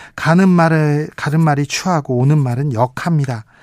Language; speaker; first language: Korean; native; Korean